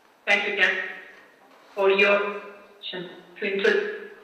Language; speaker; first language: English; non-native, learner; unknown